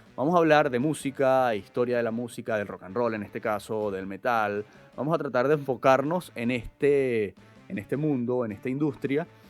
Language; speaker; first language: Spanish; native; Spanish